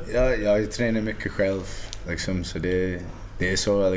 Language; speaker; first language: Swedish; early bilingual, heritage; Swedish